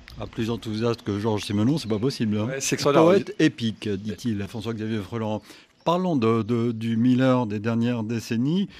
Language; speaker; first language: French; native; French